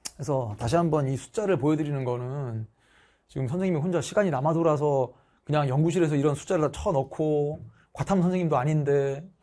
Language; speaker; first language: Korean; native; Korean